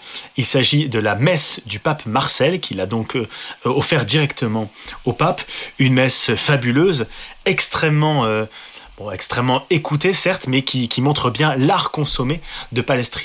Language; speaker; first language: French; native; French